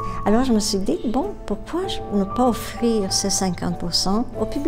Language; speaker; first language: French; non-native, fluent; Romanian